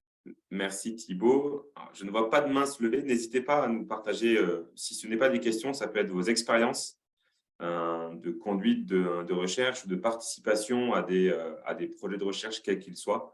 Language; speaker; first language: French; native; French